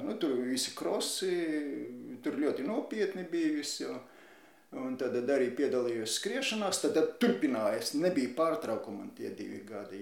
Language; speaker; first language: Latvian; non-native, local second language; Russian